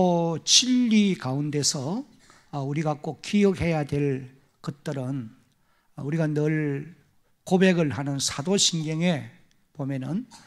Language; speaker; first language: Korean; native; Korean